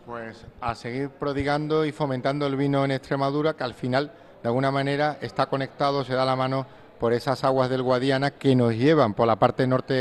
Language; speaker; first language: Spanish; native; Spanish